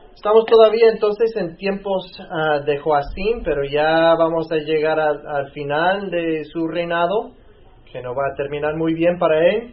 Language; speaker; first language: Spanish; native; Spanish